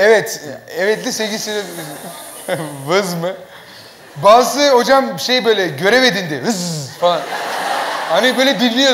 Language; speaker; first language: Turkish; native; Turkish